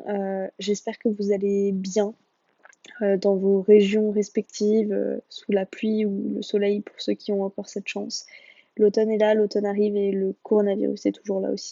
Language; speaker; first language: French; native; French